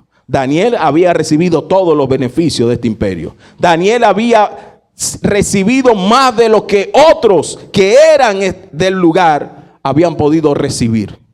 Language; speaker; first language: Spanish; native; Spanish